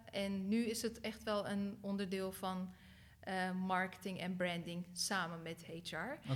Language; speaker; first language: Dutch; early bilingual, other home language; Turkish